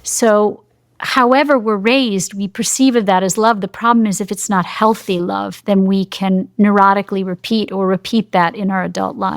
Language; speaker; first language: English; native; English